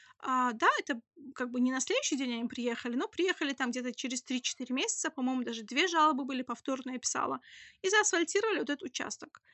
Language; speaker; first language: Russian; native; Russian